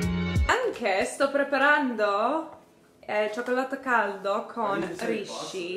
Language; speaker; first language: Italian; non-native, learner; English